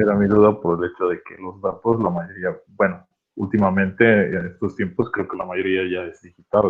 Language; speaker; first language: Spanish; native; Spanish